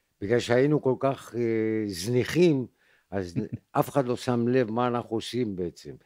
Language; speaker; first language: Hebrew; non-native, fluent; Spanish